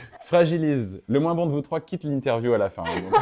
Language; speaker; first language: French; native; French